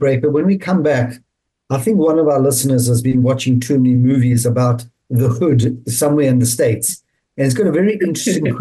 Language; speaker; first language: English; native; English